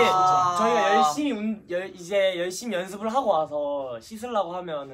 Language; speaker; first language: Korean; native; Korean